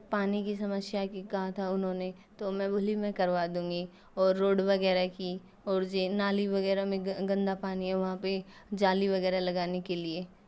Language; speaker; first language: Hindi; native; Hindi